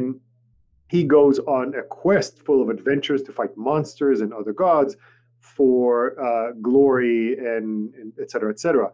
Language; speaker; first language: English; non-native, fluent; Hebrew